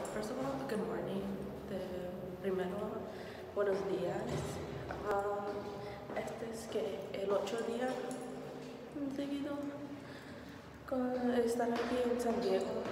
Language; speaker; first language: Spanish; early bilingual, heritage; Spanish